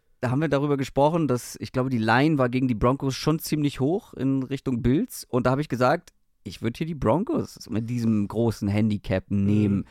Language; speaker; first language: German; native; German